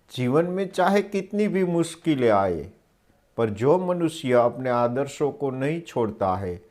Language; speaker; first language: Hindi; non-native, local second language; Gujarati